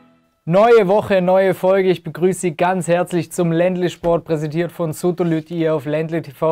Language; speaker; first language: German; native; German